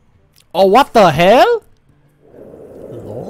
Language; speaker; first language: English; non-native, fluent; Romanian